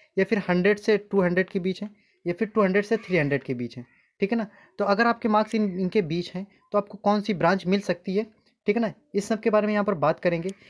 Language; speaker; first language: Hindi; native; Hindi